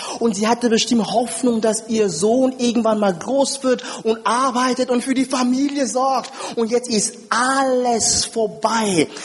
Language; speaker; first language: German; non-native, fluent; French